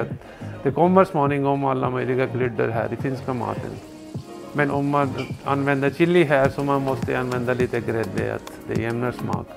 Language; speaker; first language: Swedish; non-native, learner; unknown